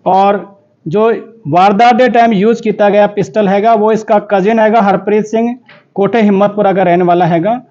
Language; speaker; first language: Hindi; non-native, local second language; Punjabi